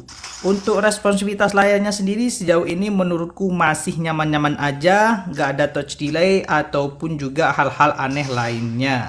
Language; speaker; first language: Indonesian; native; Indonesian